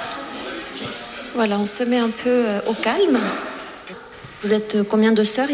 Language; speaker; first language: French; native; French